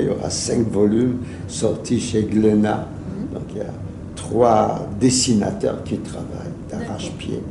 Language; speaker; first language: French; non-native, fluent; Yiddish